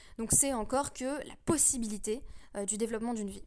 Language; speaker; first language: French; native; French